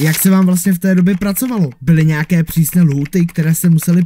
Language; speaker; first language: Czech; native; Czech